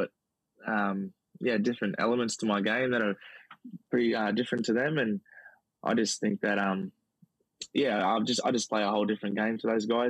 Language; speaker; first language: English; native; English